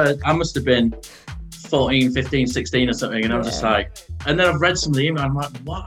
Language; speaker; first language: English; native; English